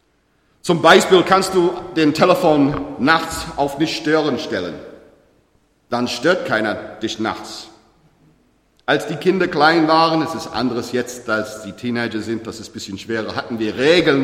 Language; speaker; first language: German; non-native, learner; English